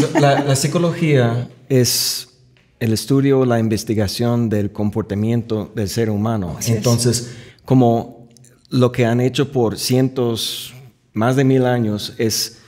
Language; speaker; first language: Spanish; non-native, fluent; English